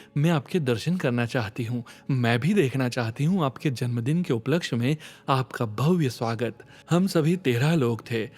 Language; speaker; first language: Hindi; native; Hindi